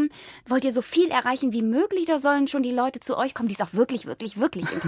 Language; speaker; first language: German; native; German